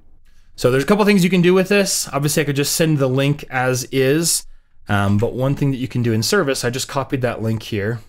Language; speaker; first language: English; native; English